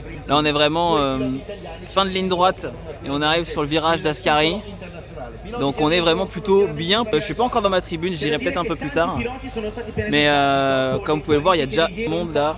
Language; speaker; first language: French; native; French